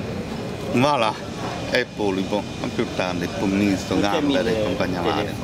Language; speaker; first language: Italian; native; Italian